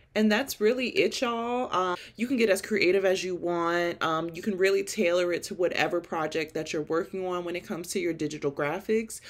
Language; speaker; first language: English; native; English